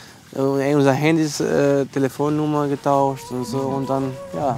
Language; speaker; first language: German; non-native, fluent; Albanian